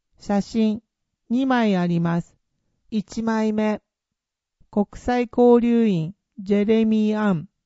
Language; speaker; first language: Japanese; non-native, fluent; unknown